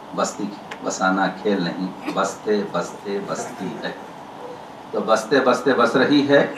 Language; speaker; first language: Urdu; native; Urdu